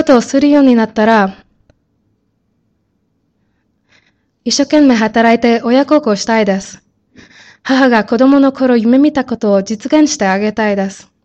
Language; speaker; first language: Japanese; non-native, learner; English